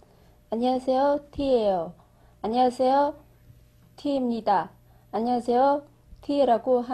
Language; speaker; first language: Korean; non-native, learner; Vietnamese